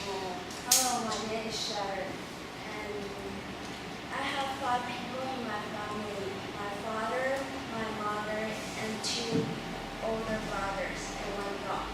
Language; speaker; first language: English; non-native, learner; Chinese